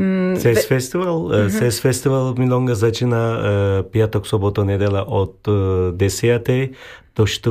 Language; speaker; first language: Slovak; non-native, learner; Turkish